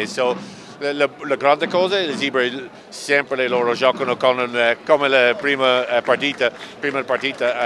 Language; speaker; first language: Italian; non-native, learner; English